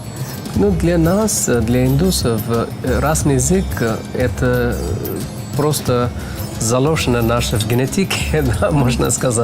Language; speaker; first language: Russian; non-native, fluent; Tamil